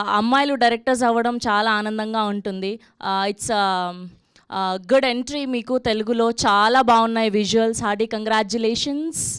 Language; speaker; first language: Telugu; native; Telugu